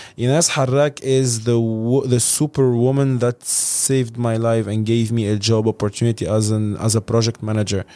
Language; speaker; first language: English; non-native, fluent; Arabic